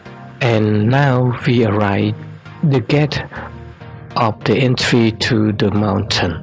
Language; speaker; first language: English; non-native, learner; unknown